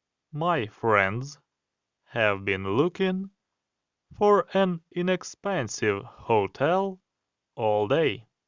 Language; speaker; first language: English; non-native, fluent; Ukrainian